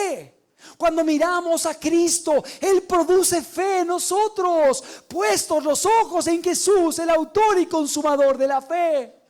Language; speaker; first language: Spanish; native; Spanish